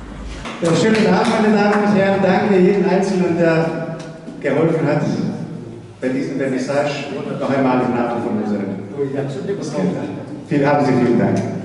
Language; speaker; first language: German; non-native, fluent; Slovenian